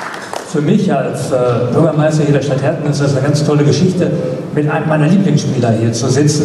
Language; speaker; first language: German; native; German